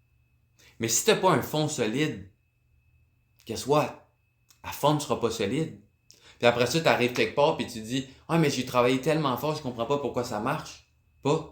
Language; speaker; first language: French; native; French